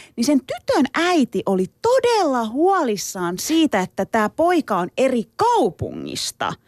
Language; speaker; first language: Finnish; early bilingual, other home language; Turkish